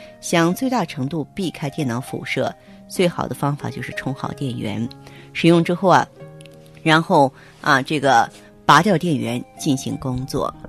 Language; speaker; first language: Chinese; native; Chinese